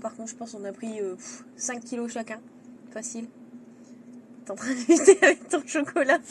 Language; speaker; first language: French; native; French